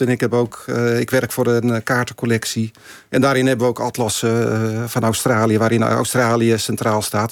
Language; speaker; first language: Dutch; native; Dutch